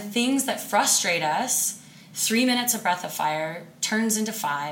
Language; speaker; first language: English; native; English